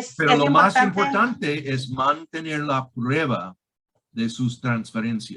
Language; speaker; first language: Spanish; non-native, fluent; English